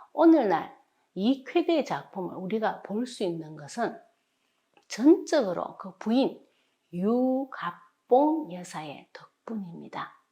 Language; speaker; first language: Korean; native; Korean